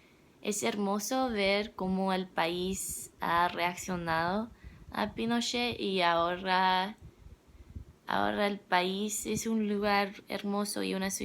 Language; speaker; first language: Spanish; non-native, learner; English